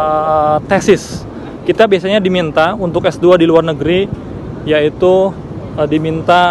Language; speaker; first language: Indonesian; non-native, local second language; Sundanese